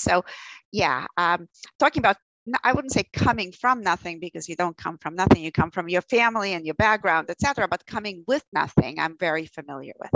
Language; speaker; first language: English; early bilingual, other home language; Russian